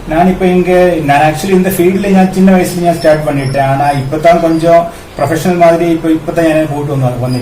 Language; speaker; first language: Tamil; non-native, learner; Malayalam